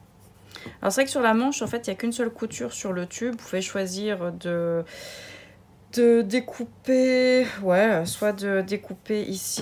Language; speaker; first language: French; native; French